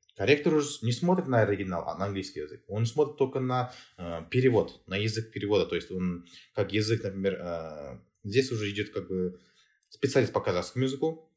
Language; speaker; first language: Russian; non-native, local second language; Kazakh